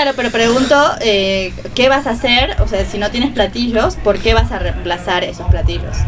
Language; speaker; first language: Spanish; native; Spanish